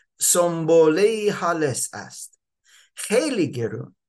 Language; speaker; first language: Persian; non-native, fluent; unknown